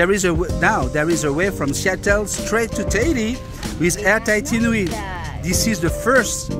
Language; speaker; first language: English; non-native, fluent; French